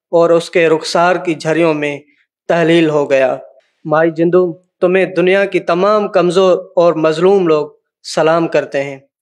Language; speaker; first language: Urdu; non-native, local second language; Sindhi